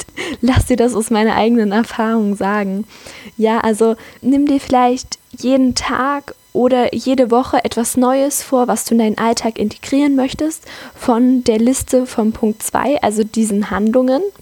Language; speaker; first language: German; native; German